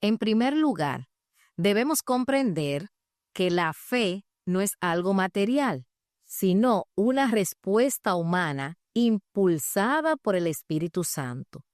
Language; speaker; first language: Spanish; native; Spanish